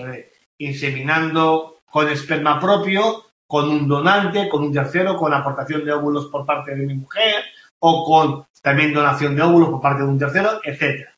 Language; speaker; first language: Spanish; native; Spanish